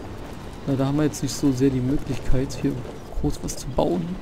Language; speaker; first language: German; native; German